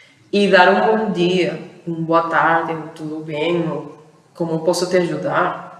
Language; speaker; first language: Portuguese; non-native, fluent; Spanish